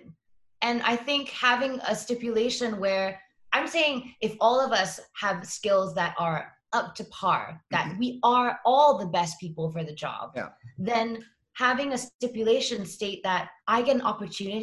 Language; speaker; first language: English; native; English